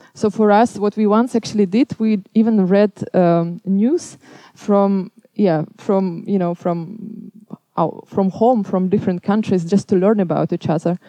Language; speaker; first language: English; non-native, fluent; Belarusian